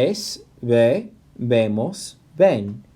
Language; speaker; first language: Spanish; non-native, fluent; English